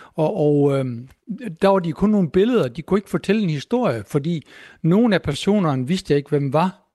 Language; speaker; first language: Danish; native; Danish